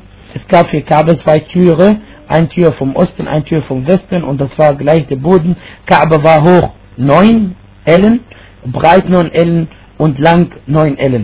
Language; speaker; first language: German; non-native, fluent; Arabic